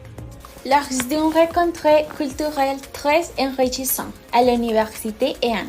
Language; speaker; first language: French; non-native, learner; Spanish